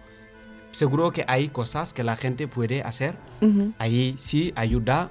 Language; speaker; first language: Spanish; non-native, learner; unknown